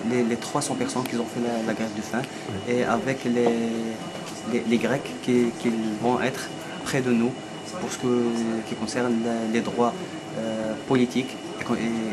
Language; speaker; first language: French; non-native, learner; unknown